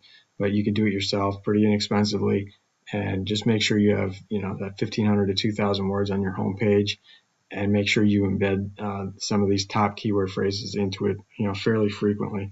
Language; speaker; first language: English; native; English